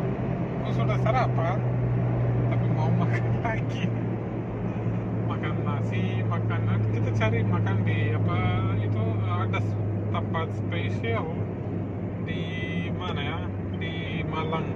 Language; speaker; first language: Indonesian; non-native, learner; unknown